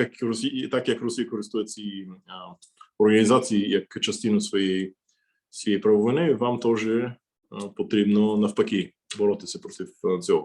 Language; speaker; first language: Ukrainian; non-native, fluent; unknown